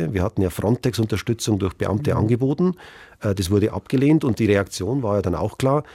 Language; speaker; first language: German; native; German